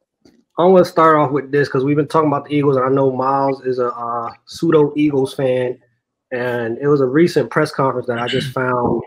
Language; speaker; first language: English; native; English